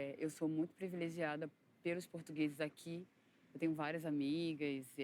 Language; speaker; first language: Portuguese; native; Portuguese